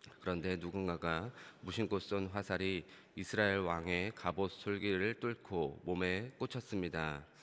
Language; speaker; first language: Korean; native; Korean